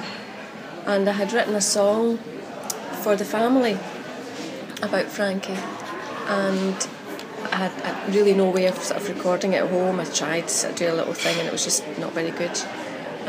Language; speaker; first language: English; native; English